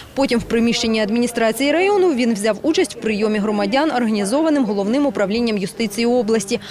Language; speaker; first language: Ukrainian; native; Ukrainian